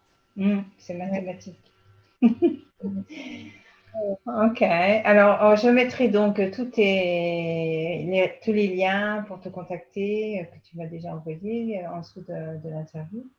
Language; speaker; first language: French; native; French